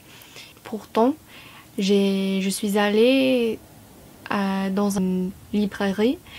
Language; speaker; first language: French; non-native, fluent; English